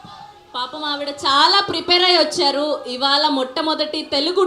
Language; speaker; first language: Telugu; native; Telugu